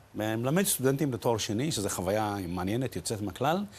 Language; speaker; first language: Hebrew; early bilingual, other home language; Arabic